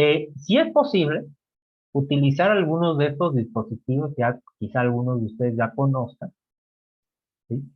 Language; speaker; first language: Spanish; native; Spanish